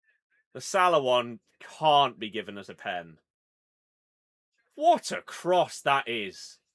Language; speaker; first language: English; native; English